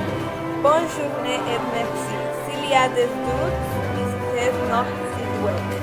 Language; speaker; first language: French; non-native, learner; Spanish